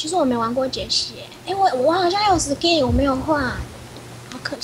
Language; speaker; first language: Chinese; native; Chinese